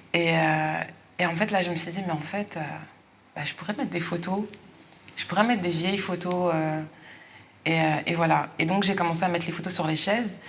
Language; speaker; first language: French; native; French